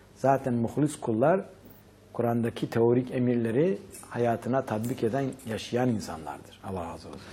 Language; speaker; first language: Turkish; native; Turkish